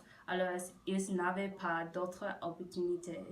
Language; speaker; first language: French; non-native, learner; English